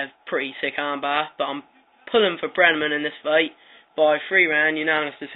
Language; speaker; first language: English; native; English